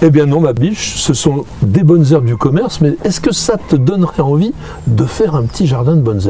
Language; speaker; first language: French; native; French